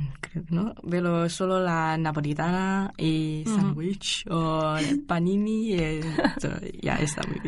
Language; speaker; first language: Spanish; non-native, learner; Chinese